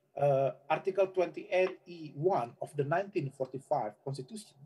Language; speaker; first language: English; non-native, fluent; Indonesian